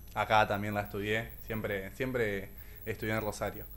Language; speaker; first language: Spanish; native; Spanish